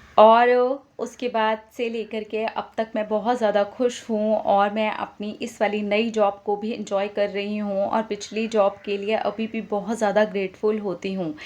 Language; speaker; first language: Hindi; non-native, local second language; Bangla